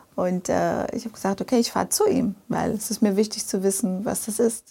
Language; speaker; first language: German; early bilingual, other home language; Portuguese